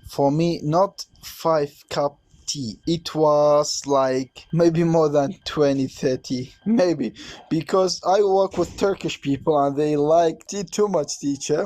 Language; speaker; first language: English; non-native, learner; Arabic